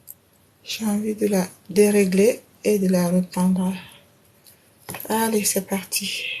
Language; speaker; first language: French; native; French